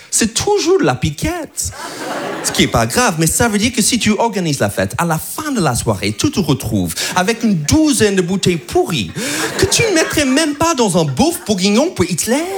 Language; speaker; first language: French; non-native, fluent; English